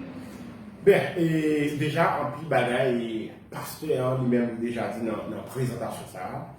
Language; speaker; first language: Haitian Creole; native; Haitian Creole